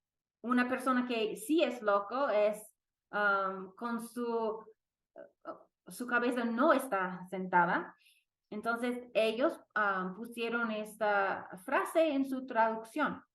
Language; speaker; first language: Spanish; non-native, fluent; English